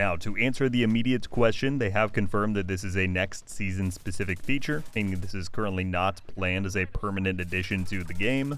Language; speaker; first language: English; native; English